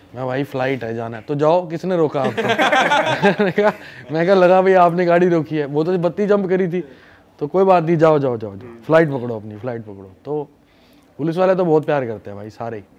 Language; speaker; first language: Hindi; native; Hindi